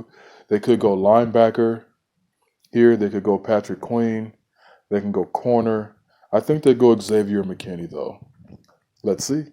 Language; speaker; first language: English; native; English